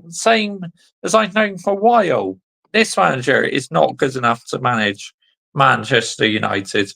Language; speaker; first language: English; native; English